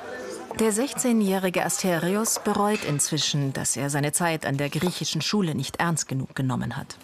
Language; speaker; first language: German; native; German